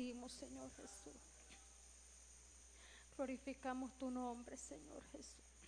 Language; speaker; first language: Spanish; native; Spanish